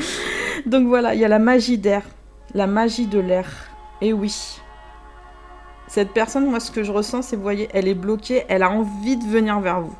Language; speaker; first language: French; native; French